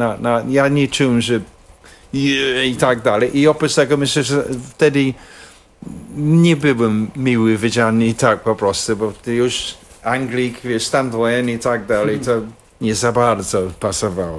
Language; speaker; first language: Polish; non-native, fluent; English